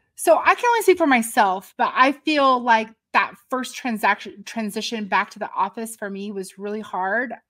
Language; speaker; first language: English; native; English